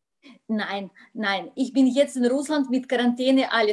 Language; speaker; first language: German; non-native, learner; Russian